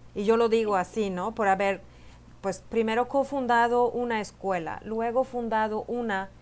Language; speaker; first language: Spanish; non-native, fluent; Swedish